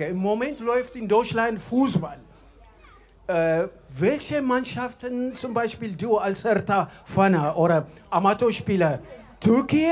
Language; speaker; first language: German; non-native, fluent; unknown